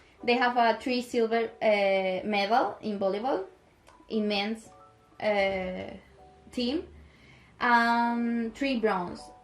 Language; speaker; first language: English; non-native, local second language; Spanish